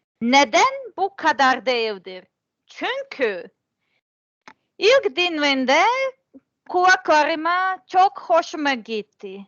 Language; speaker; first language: Turkish; non-native, learner; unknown